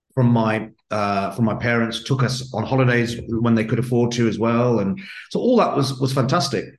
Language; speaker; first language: English; native; English